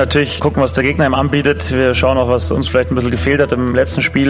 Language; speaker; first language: German; native; German